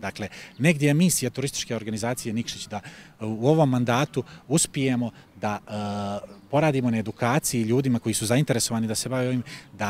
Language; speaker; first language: Croatian; native; Croatian